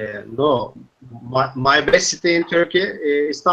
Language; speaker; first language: English; non-native, learner; Turkish